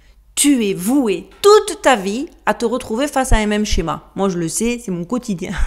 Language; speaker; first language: French; native; French